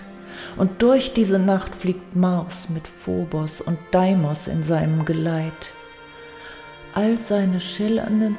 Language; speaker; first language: German; native; German